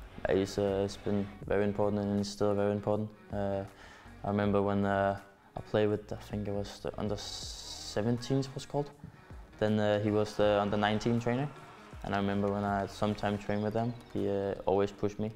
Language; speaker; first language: English; non-native, fluent; Danish